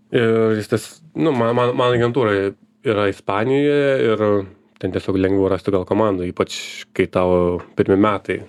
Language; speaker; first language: Lithuanian; native; Lithuanian